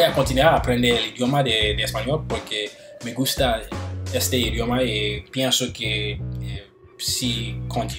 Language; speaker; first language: Spanish; non-native, learner; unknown